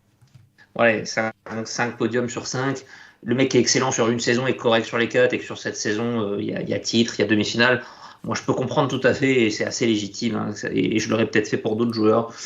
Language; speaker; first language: French; native; French